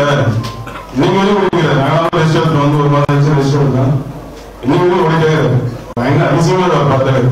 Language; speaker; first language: Tamil; native; Tamil